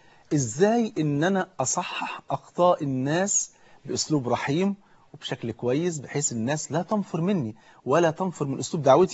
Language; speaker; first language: Arabic; native; Arabic